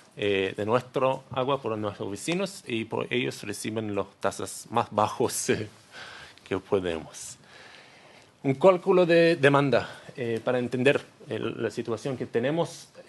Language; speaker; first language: Spanish; non-native, learner; Hebrew